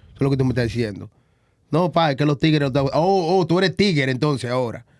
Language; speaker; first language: Spanish; early bilingual, other home language; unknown